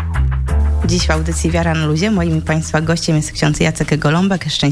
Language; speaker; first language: Polish; native; Polish